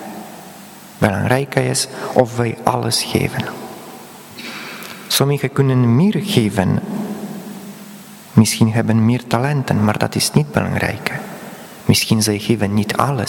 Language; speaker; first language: Dutch; non-native, fluent; Polish